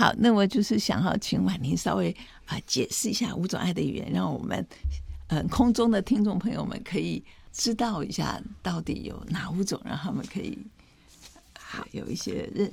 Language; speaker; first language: Chinese; native; Chinese